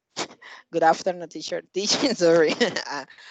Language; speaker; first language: English; non-native, learner; Spanish